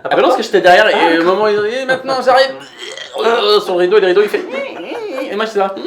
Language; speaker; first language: French; native; French